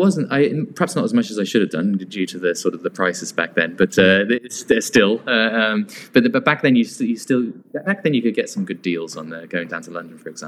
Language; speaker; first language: English; native; English